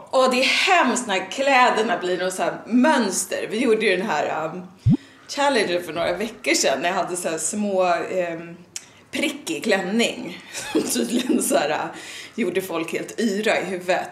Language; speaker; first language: Swedish; native; Swedish